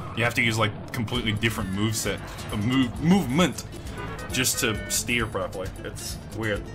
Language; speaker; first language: English; native; English